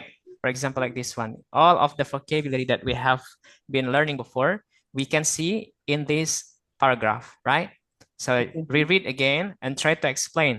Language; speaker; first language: English; non-native, fluent; Indonesian